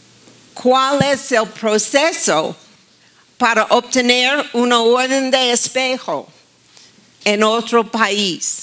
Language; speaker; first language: Spanish; non-native, fluent; English